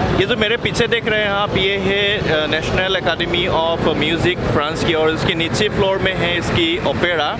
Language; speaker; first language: Hindi; native; Hindi